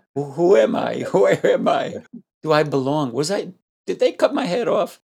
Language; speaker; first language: English; non-native, fluent; Spanish